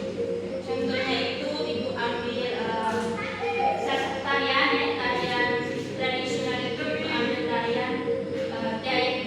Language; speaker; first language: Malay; non-native, local second language; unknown